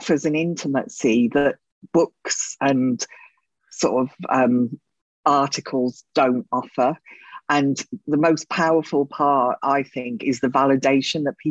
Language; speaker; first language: English; native; English